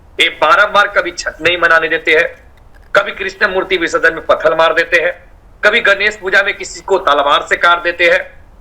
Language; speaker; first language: Hindi; non-native, fluent; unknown